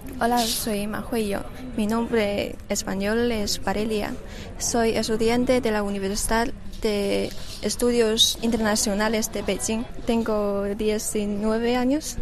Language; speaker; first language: Spanish; non-native, learner; Chinese